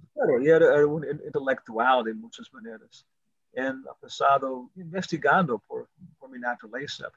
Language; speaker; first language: Spanish; non-native, learner; English